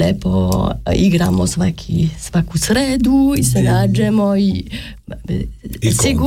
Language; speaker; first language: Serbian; non-native, learner; French